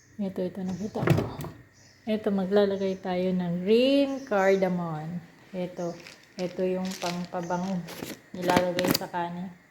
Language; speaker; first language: Filipino; native; Filipino